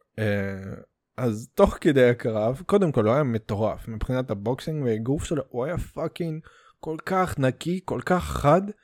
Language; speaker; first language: Hebrew; early bilingual, other home language; Russian